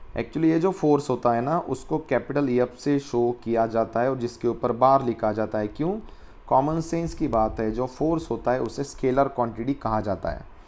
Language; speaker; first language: Hindi; non-native, local second language; Marathi